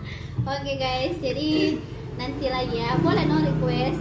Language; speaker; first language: Indonesian; native; Indonesian